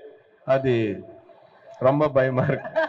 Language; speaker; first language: Tamil; non-native, learner; Telugu